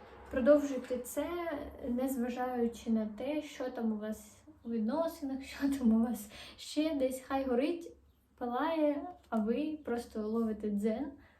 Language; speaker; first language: Ukrainian; non-native, local second language; Russian